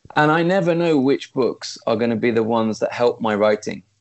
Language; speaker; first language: English; native; English